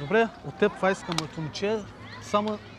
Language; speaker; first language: Bulgarian; non-native, local second language; Turkish